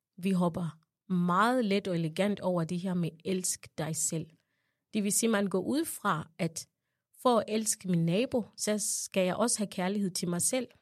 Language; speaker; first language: Danish; non-native, fluent; Ganda